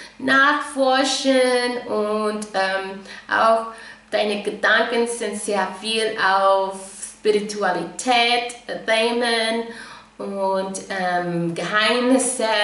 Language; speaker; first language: German; non-native, fluent; English